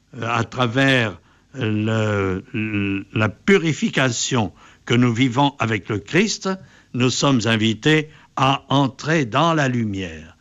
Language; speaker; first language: French; native; French